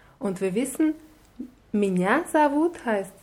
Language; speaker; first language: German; non-native, fluent; Russian